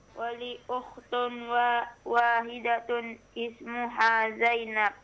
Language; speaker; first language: Arabic; non-native, learner; Indonesian